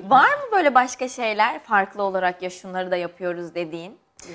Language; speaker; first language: Turkish; native; Turkish